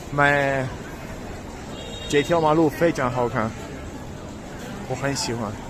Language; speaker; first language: Chinese; non-native, fluent; Italian